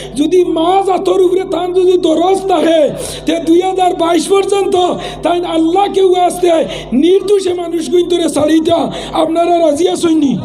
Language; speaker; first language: Bangla; native; Bangla